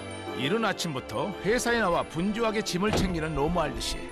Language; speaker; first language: Korean; native; Korean